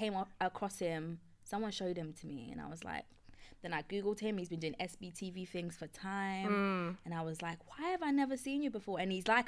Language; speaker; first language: English; native; English